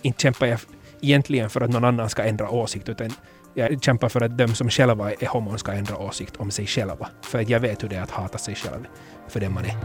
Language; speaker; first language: Swedish; native; Swedish